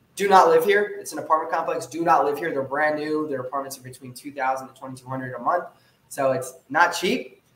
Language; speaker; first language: English; native; English